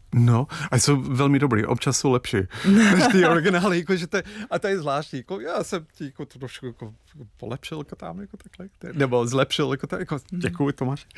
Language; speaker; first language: Czech; non-native, fluent; English